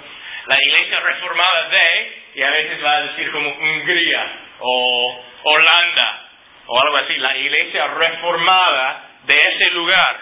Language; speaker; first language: Spanish; non-native, fluent; English